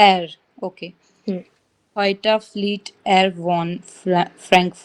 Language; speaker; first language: German; non-native, learner; Hindi